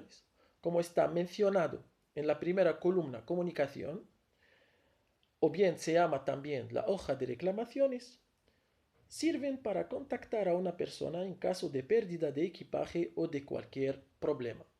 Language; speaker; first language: Spanish; non-native, fluent; Arabic